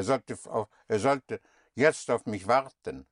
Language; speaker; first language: German; non-native, fluent; English